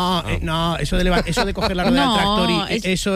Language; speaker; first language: Spanish; native; Spanish